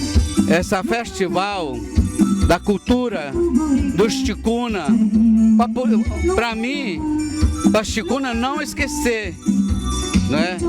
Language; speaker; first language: Portuguese; non-native, local second language; Ticuna